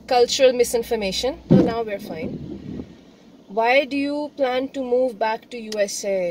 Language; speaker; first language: English; non-native, local second language; Urdu